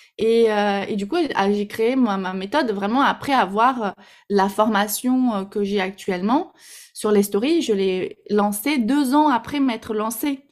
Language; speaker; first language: French; non-native, fluent; Portuguese